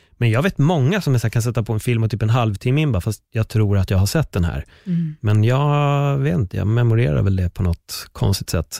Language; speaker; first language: Swedish; native; Swedish